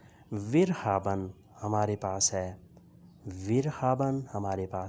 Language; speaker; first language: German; non-native, learner; Urdu